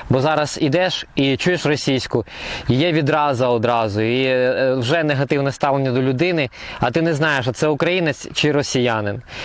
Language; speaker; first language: Ukrainian; non-native, local second language; Russian